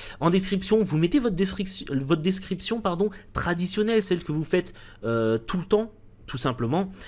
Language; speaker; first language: French; native; French